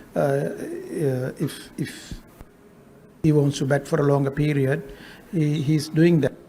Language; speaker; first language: English; non-native, local second language; Sinhala